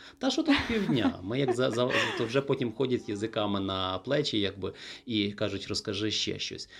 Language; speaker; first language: Ukrainian; native; Ukrainian